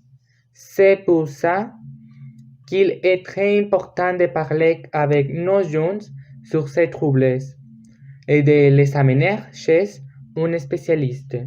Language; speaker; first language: French; non-native, learner; Spanish